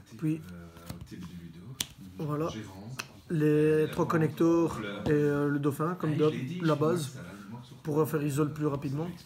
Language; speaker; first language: French; native; French